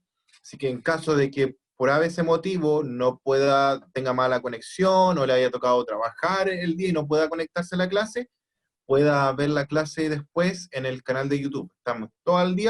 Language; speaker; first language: Spanish; native; Spanish